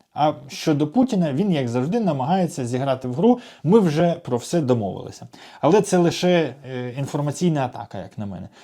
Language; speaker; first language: Ukrainian; non-native, local second language; Russian